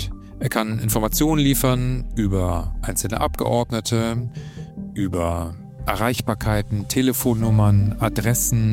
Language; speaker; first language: German; native; German